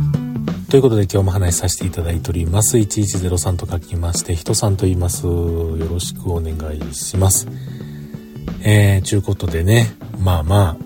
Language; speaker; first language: Japanese; native; Japanese